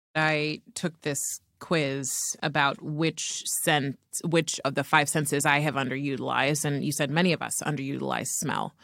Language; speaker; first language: English; native; English